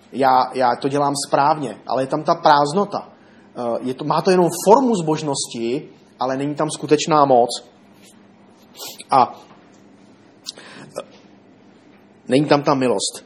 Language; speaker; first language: Czech; native; Czech